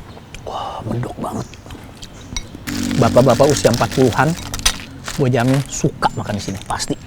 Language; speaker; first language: Indonesian; native; Indonesian